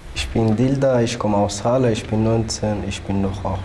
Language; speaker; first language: German; non-native, learner; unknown